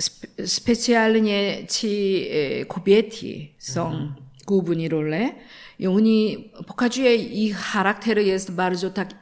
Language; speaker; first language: Polish; non-native, learner; Korean